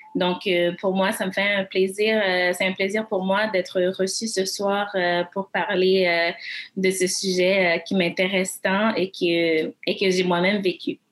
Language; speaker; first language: French; early bilingual, other home language; Haitian Creole